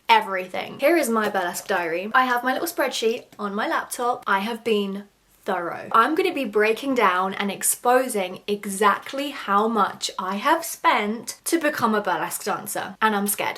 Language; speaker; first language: English; native; English